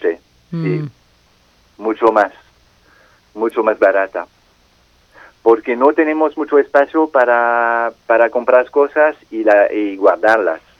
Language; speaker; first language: Spanish; non-native, fluent; French